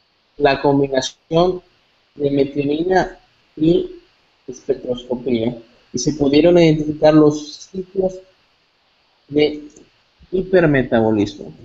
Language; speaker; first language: Spanish; native; Spanish